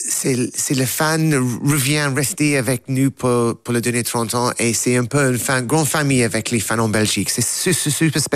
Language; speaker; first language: French; non-native, learner; English